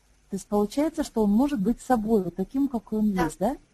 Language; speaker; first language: Russian; native; Russian